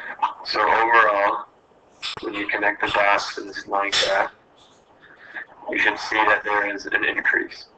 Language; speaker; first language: English; native; English